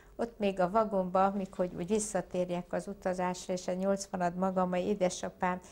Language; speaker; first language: Hungarian; native; Hungarian